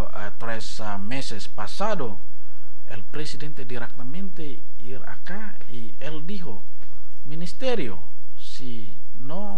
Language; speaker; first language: Spanish; non-native, learner; Indonesian